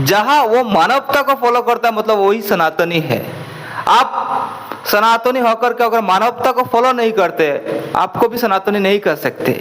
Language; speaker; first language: Hindi; non-native, local second language; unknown